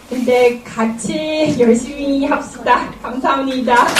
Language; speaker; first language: Korean; non-native, learner; Chinese